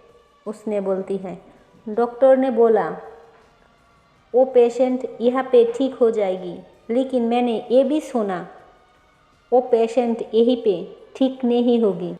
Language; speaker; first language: Hindi; non-native, local second language; Bangla